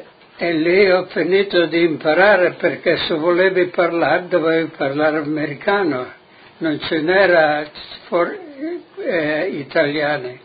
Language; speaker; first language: Italian; non-native, local second language; Friulian